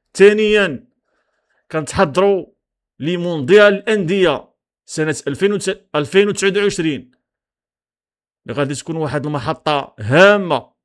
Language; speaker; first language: Arabic; native; Arabic